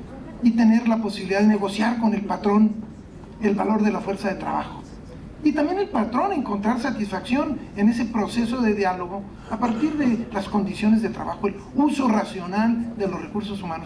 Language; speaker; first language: Spanish; native; Spanish